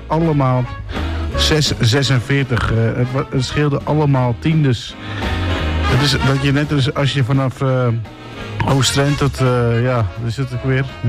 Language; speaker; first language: Dutch; native; Dutch